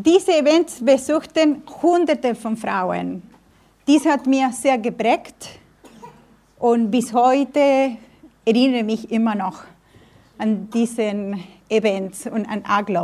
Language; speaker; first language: German; non-native, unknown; Spanish